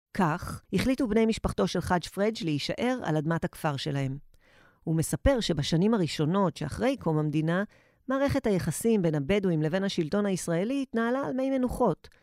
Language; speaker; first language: Hebrew; native; Hebrew